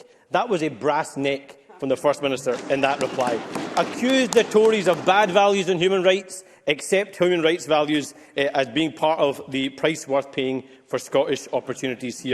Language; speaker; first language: English; native; English